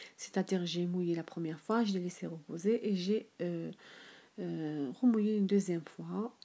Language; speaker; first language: French; non-native, local second language; Arabic